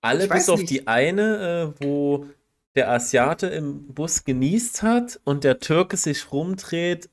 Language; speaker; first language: German; native; German